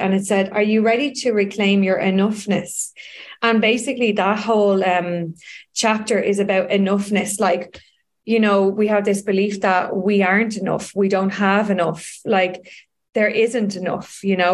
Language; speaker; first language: English; native; English